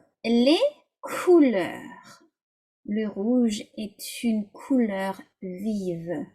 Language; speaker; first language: French; non-native, fluent; English